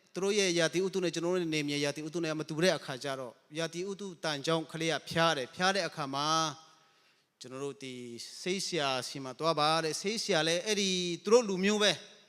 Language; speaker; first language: Burmese; non-native, local second language; Hakha Chin